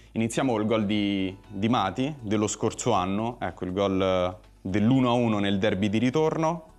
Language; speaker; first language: Italian; native; Italian